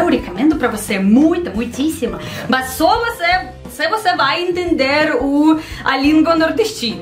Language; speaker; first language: Portuguese; non-native, learner; Russian